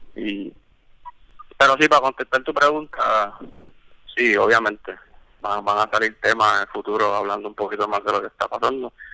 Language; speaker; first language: Spanish; early bilingual, heritage; Spanish